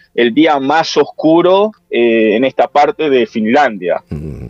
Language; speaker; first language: Spanish; native; Spanish